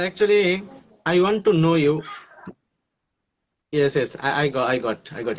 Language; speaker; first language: English; non-native, learner; Bangla